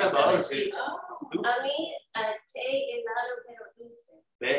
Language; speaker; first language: Spanish; non-native, learner; English